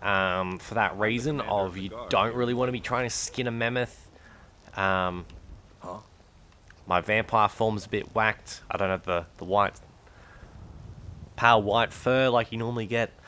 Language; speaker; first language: English; native; English